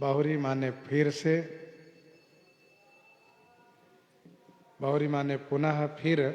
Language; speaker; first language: Hindi; native; Hindi